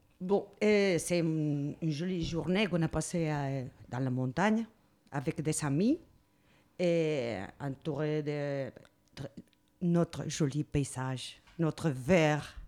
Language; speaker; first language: French; non-native, learner; Spanish